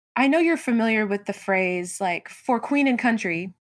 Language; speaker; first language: English; native; English